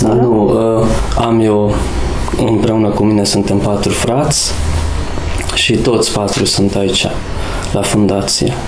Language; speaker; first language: Romanian; non-native, local second language; Hungarian